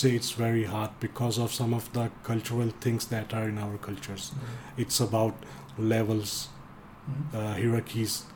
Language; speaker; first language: English; non-native, fluent; Danish